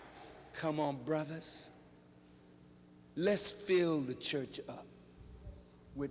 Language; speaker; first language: English; native; English